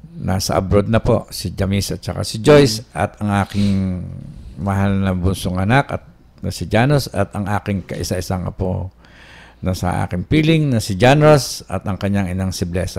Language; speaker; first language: Filipino; native; Filipino